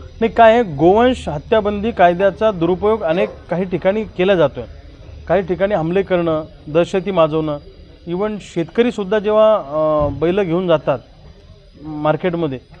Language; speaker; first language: Marathi; native; Marathi